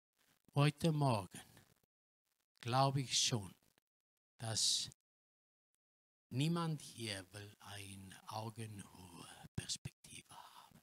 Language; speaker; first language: German; non-native, learner; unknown